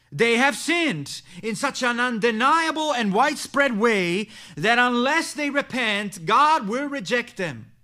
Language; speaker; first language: English; non-native, fluent; Italian